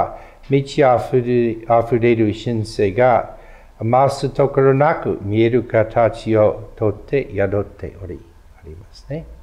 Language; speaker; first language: Japanese; non-native, fluent; English